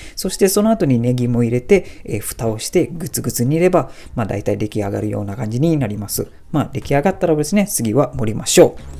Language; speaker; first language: Japanese; non-native, fluent; Malay